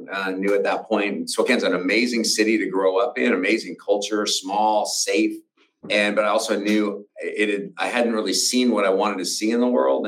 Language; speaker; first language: English; native; English